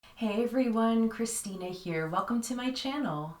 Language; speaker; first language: English; native; English